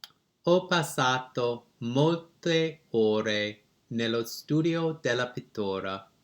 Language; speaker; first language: Italian; non-native, learner; English